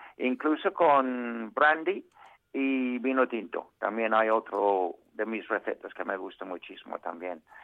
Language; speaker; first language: Spanish; non-native, fluent; English